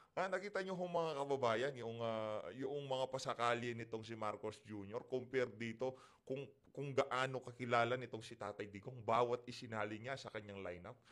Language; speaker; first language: Filipino; native; Filipino